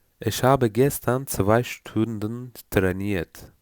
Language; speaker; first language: German; non-native, fluent; Turkish